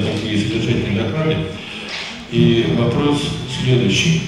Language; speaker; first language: Russian; native; Russian